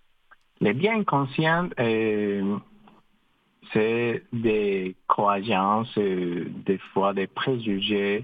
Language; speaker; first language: French; non-native, fluent; Spanish